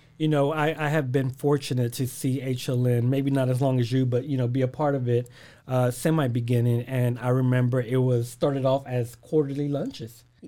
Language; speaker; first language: English; early bilingual, other home language; Spanish